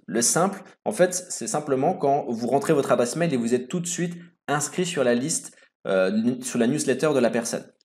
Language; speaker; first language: French; native; French